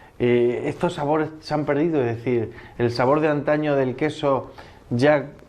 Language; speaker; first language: Spanish; native; Spanish